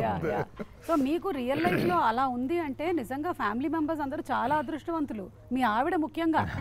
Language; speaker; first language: Telugu; native; Telugu